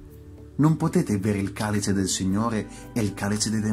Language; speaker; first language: Italian; native; Italian